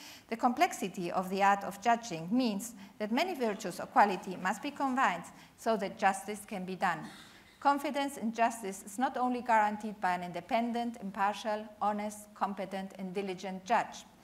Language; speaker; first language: English; non-native, fluent; Spanish